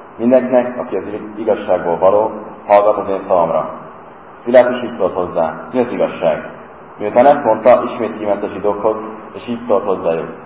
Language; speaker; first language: Hungarian; native; Hungarian